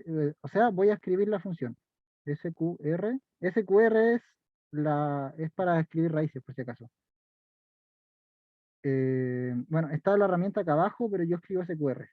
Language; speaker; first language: Spanish; native; Spanish